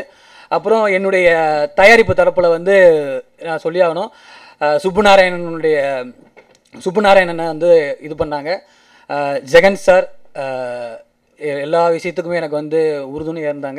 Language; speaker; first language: Tamil; native; Tamil